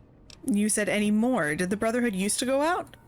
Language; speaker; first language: English; native; English